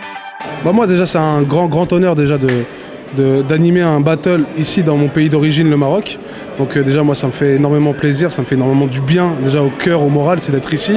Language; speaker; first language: French; early bilingual, other home language; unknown